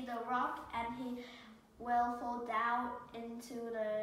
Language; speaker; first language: English; non-native, learner; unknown